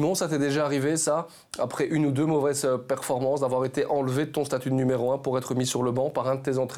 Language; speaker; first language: French; native; French